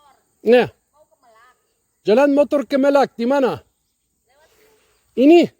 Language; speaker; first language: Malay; non-native, learner; German